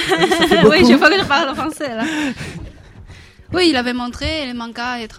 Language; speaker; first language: French; non-native, fluent; Chinese